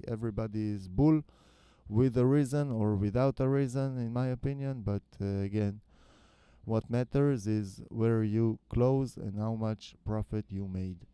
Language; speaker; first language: English; non-native, fluent; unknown